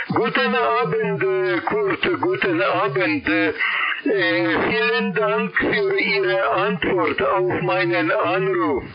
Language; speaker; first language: German; non-native, learner; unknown